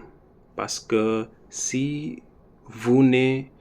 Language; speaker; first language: French; non-native, learner; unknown